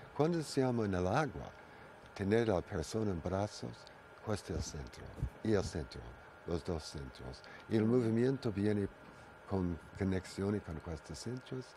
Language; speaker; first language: Spanish; non-native, learner; English